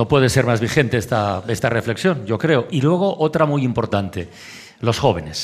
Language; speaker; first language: Spanish; native; Spanish